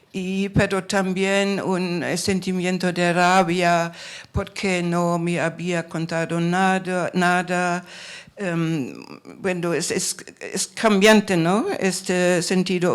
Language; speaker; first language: Spanish; non-native, fluent; German